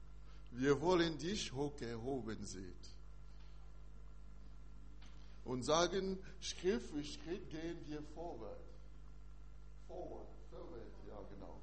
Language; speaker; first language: German; non-native, learner; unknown